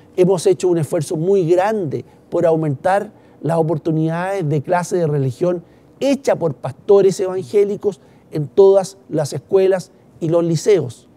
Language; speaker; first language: Spanish; native; Spanish